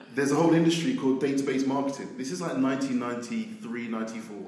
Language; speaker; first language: English; native; English